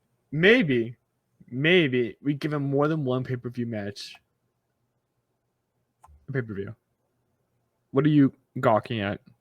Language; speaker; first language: English; native; English